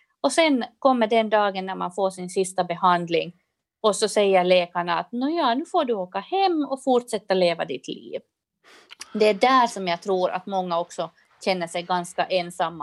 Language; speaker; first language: Swedish; native; Swedish